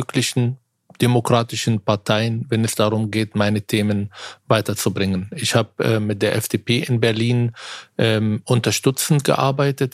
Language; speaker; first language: German; non-native, fluent; Arabic